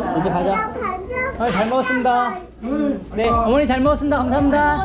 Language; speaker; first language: Korean; native; Korean